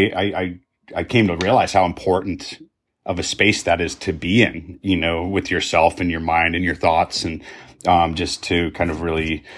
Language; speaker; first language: English; native; English